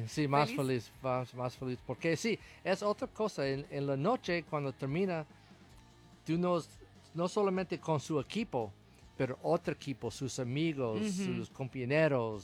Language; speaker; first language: Spanish; non-native, learner; English